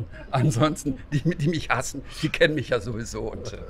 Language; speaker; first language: German; native; German